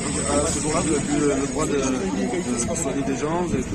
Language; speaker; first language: French; native; French